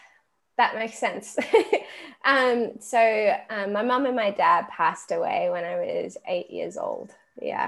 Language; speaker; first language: English; native; English